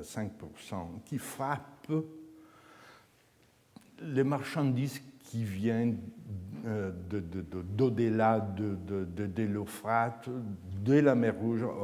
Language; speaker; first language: French; non-native, fluent; Italian